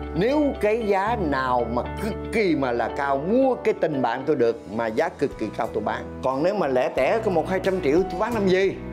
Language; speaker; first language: Vietnamese; native; Vietnamese